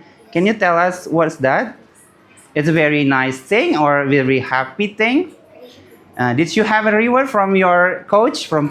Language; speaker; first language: English; non-native, learner; Indonesian